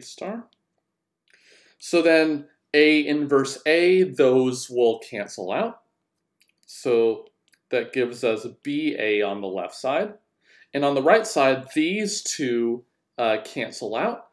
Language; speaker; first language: English; native; English